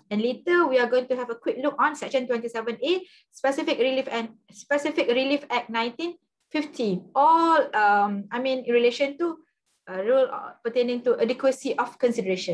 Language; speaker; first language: English; non-native, local second language; Malay